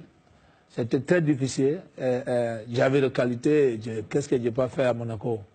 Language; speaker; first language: French; non-native, fluent; English